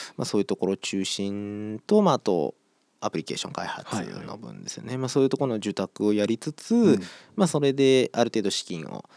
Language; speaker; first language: Japanese; native; Japanese